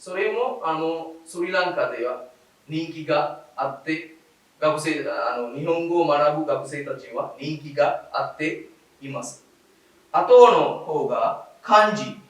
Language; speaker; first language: Japanese; non-native, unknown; Sinhala